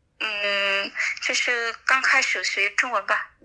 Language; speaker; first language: Chinese; non-native, learner; Vietnamese